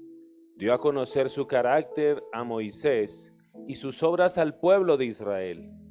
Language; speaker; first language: Spanish; native; Spanish